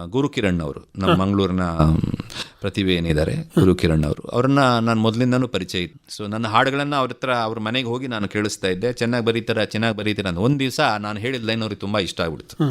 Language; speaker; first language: Kannada; native; Kannada